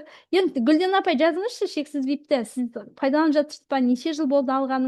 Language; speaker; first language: Kazakh; native; Kazakh